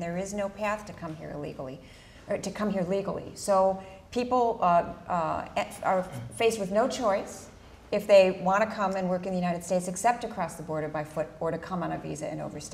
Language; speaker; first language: English; early bilingual, other home language; Spanish